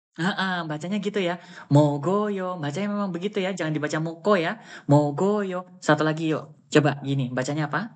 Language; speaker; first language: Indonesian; native; Indonesian